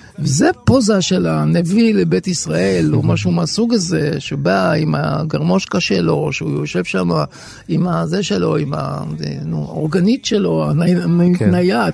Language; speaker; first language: Hebrew; native; Hebrew